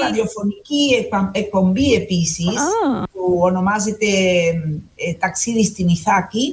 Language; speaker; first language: Greek; non-native, fluent; Spanish